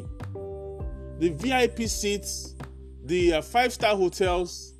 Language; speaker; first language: English; non-native, local second language; Yoruba